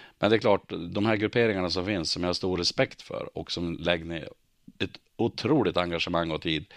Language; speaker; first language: Swedish; native; Swedish